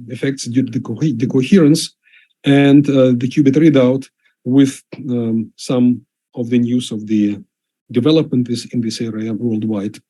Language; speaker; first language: English; non-native, fluent; Russian